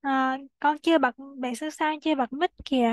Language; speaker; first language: Vietnamese; native; Vietnamese